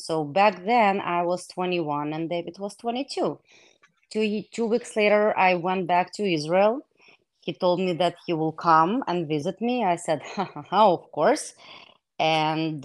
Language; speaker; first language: English; non-native, fluent; Hebrew